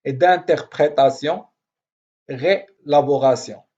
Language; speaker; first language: French; non-native, local second language; Arabic